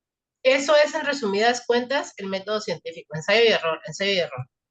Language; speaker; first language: Spanish; native; Spanish